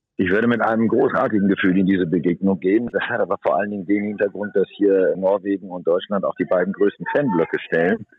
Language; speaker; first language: German; native; German